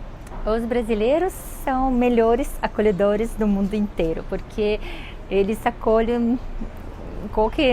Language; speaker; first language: Portuguese; non-native, fluent; Russian